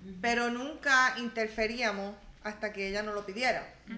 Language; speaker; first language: Spanish; native; Spanish